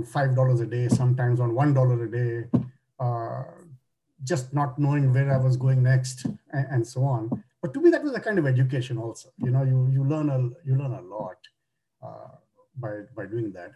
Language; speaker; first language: English; non-native, local second language; Bangla